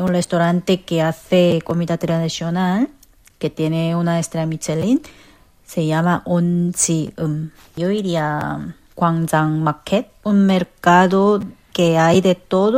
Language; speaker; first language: Spanish; non-native, learner; Korean